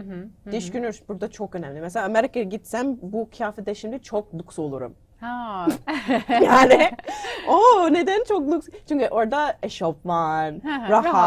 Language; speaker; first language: Turkish; non-native, learner; English